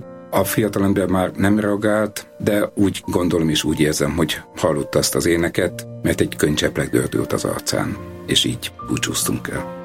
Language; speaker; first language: Hungarian; native; Hungarian